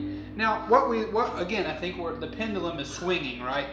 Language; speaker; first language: English; native; English